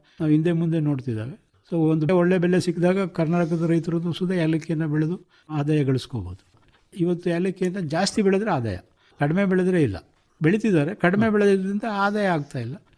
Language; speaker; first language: Kannada; native; Kannada